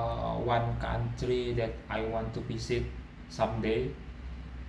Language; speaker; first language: English; non-native, learner; Indonesian